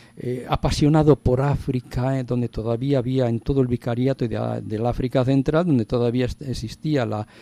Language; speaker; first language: Spanish; native; Spanish